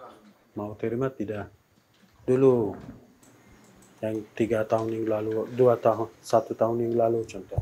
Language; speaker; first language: Indonesian; non-native, learner; Persian